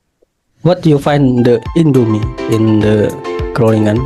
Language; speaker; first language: English; non-native, learner; Indonesian